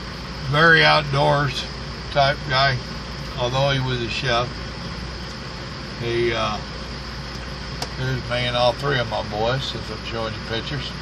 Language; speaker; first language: English; native; English